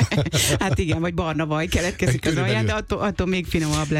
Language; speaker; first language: Hungarian; native; Hungarian